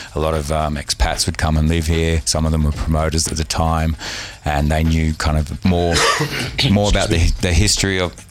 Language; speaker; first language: English; native; English